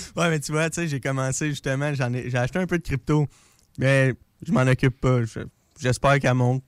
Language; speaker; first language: French; native; French